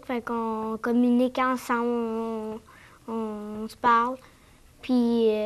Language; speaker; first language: French; native; French